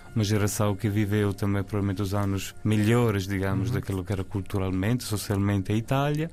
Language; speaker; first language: Portuguese; non-native, fluent; Italian